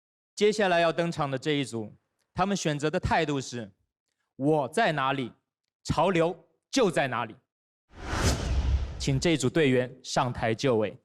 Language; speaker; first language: Chinese; native; Chinese